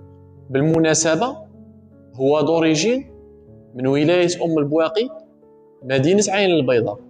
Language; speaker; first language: Arabic; native; Arabic